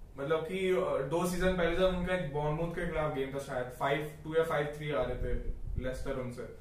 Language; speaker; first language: Hindi; native; Hindi